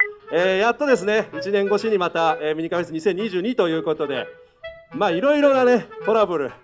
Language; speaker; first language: Japanese; native; Japanese